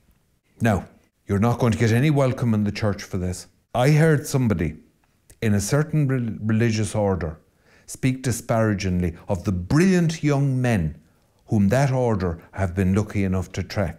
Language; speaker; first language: English; native; English